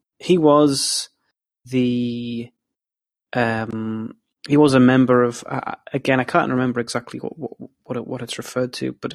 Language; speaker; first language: English; native; English